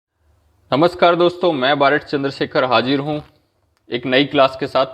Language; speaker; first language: Hindi; native; Hindi